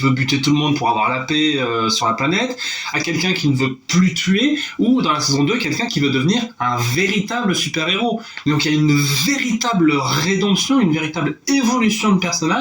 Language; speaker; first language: French; native; French